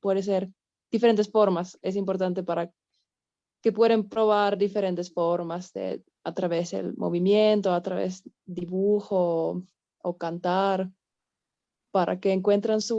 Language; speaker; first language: Spanish; non-native, fluent; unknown